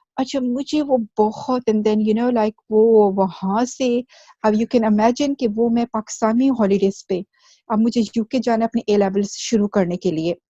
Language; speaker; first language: Urdu; early bilingual, heritage; Urdu